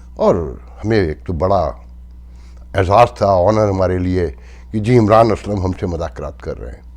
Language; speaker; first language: Urdu; native; Urdu